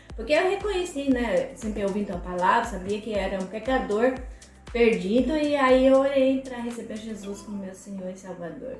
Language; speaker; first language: Portuguese; non-native, fluent; German